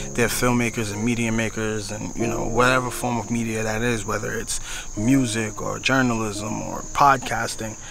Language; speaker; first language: English; native; English